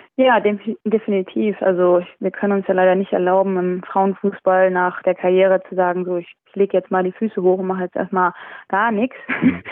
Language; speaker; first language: German; native; German